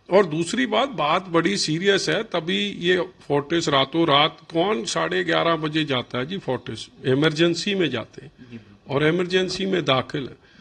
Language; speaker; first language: Hindi; non-native, local second language; Punjabi